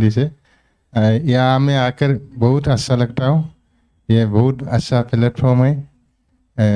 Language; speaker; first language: Hindi; non-native, local second language; Mising